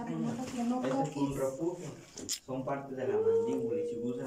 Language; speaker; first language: Spanish; native; Spanish